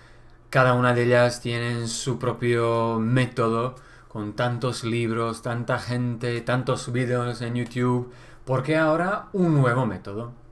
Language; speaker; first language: Spanish; non-native, fluent; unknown